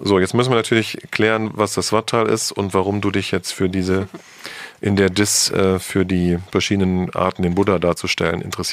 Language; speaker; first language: German; native; German